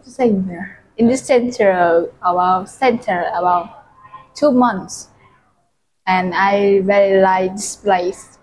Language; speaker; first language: English; non-native, learner; Vietnamese